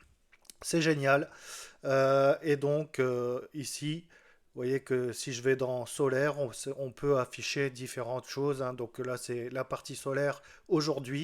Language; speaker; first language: French; native; French